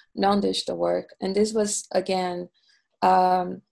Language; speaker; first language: English; non-native, fluent; Portuguese